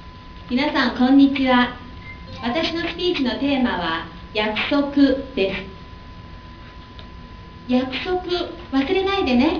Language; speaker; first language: Japanese; non-native, fluent; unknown